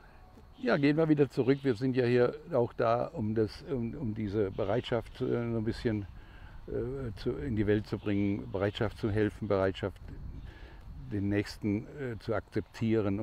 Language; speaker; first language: German; non-native, fluent; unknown